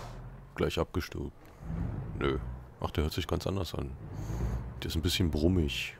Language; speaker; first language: German; native; German